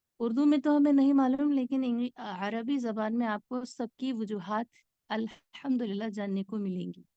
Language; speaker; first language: Urdu; native; Urdu